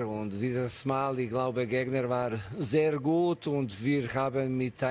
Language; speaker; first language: German; non-native, fluent; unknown